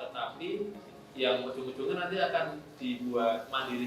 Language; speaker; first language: Indonesian; native; Indonesian